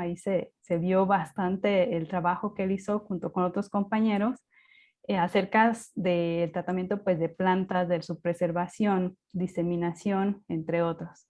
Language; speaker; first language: Spanish; native; Spanish